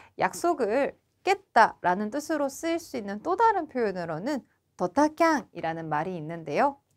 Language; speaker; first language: Korean; native; Korean